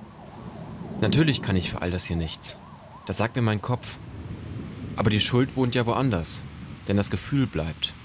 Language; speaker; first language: German; native; German